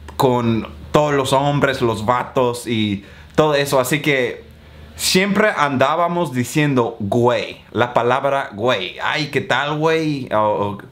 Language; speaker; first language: Spanish; non-native, fluent; English